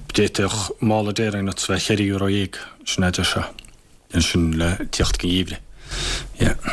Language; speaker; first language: Irish; native; Irish